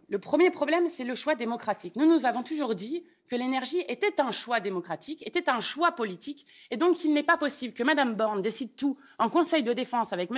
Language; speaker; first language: French; native; French